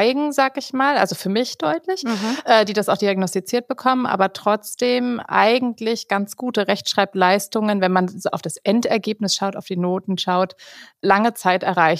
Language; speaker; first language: German; native; German